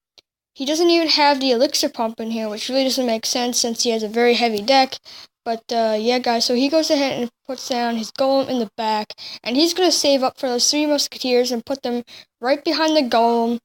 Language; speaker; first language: English; native; English